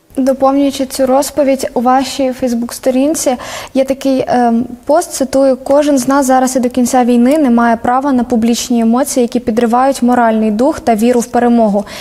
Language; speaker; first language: Ukrainian; native; Ukrainian